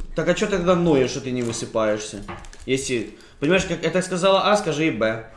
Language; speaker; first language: Russian; native; Russian